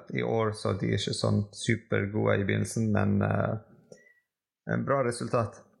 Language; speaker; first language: Norwegian; non-native, fluent; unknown